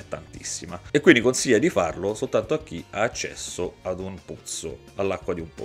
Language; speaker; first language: Italian; native; Italian